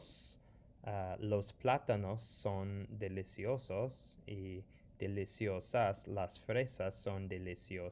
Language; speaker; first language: Spanish; non-native, fluent; English